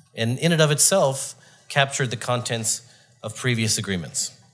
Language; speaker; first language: English; native; English